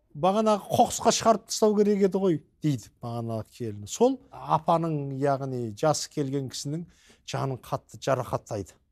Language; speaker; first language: Kazakh; native; Kazakh